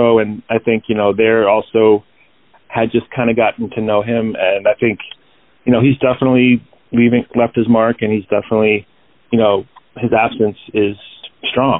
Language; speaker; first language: English; native; English